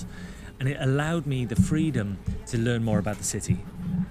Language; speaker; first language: English; native; English